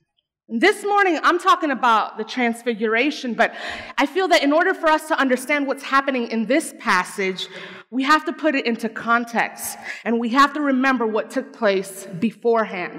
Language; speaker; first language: English; early bilingual, other home language; Spanish